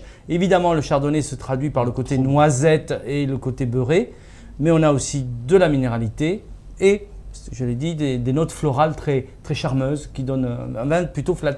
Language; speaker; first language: French; native; French